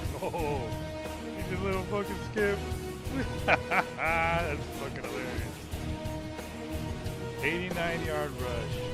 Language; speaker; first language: English; native; English